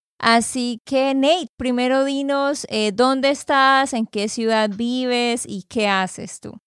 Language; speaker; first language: Spanish; native; Spanish